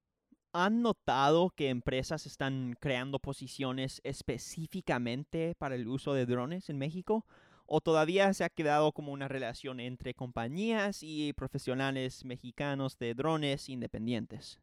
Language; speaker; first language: Spanish; non-native, fluent; English